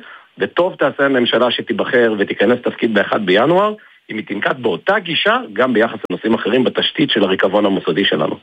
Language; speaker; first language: Hebrew; native; Hebrew